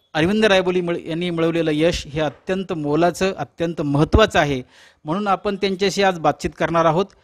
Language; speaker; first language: Marathi; native; Marathi